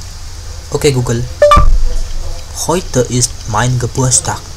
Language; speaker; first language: German; non-native, learner; Indonesian